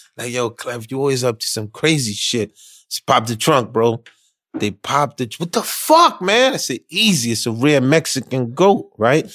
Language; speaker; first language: English; early bilingual, other home language; Haitian Creole